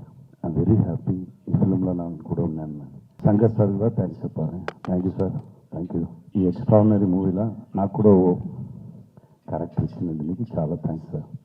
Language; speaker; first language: Telugu; native; Telugu